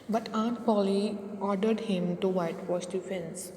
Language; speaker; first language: English; non-native, local second language; Punjabi